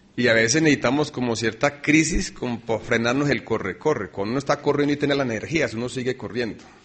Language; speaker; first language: Spanish; early bilingual, other home language; English